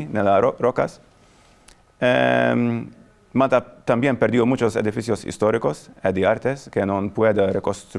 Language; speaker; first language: Spanish; non-native, fluent; Maltese